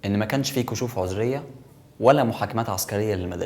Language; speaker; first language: Arabic; native; Arabic